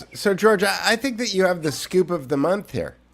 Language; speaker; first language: English; native; English